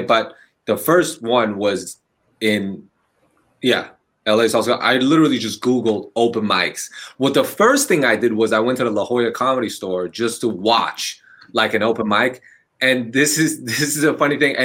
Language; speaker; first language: English; non-native, fluent; Chinese